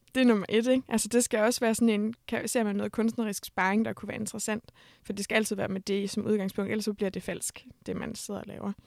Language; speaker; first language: Danish; native; Danish